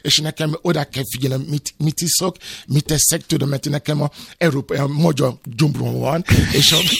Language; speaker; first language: Hungarian; non-native, fluent; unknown